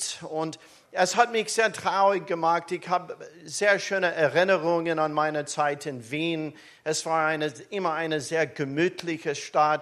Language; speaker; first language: German; non-native, learner; English